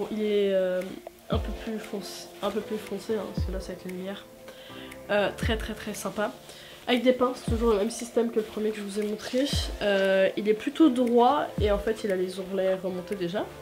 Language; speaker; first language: French; native; French